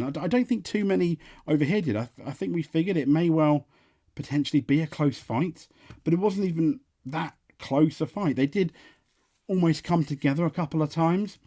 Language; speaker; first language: English; native; English